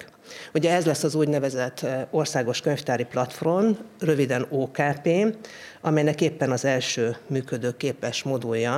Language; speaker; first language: Hungarian; native; Hungarian